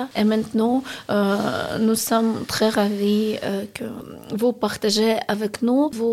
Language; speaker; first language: French; non-native, learner; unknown